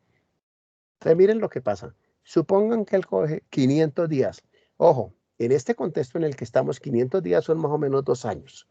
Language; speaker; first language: Spanish; native; Spanish